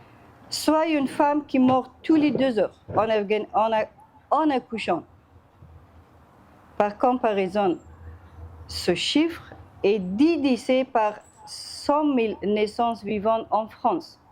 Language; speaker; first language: French; non-native, fluent; Persian